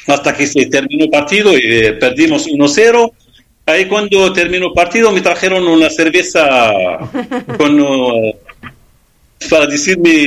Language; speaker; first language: Spanish; non-native, fluent; Arabic